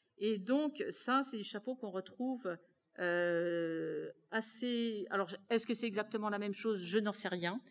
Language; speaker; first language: French; native; French